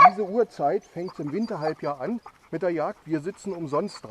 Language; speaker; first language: German; native; German